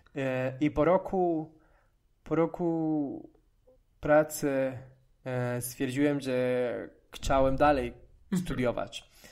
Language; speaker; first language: Polish; non-native, fluent; Spanish